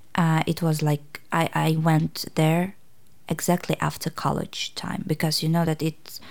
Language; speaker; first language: English; non-native, fluent; Uzbek